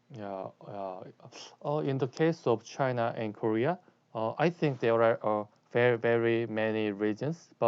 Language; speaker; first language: English; non-native, learner; Korean